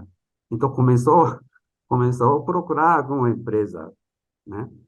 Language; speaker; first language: Portuguese; non-native, fluent; Japanese